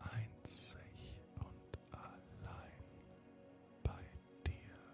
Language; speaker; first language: German; native; German